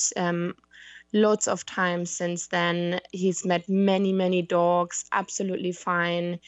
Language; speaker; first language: English; non-native, fluent; German